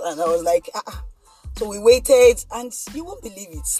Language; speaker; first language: English; non-native, local second language; Yoruba